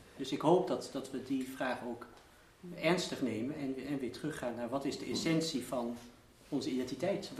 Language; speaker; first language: Dutch; early bilingual, heritage; Dutch